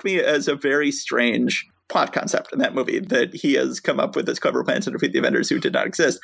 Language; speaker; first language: English; native; English